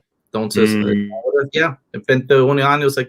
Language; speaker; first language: Spanish; non-native, learner; English